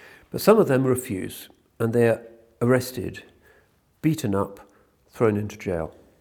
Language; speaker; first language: English; native; English